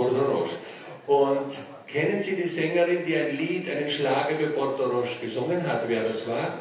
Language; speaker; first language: German; native; German